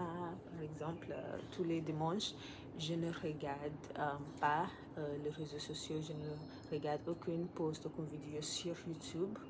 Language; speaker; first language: French; non-native, learner; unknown